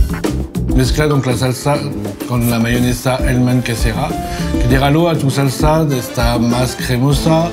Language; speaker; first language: Spanish; non-native, learner; French